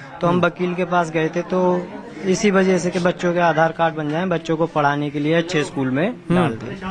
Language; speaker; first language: Hindi; native; Hindi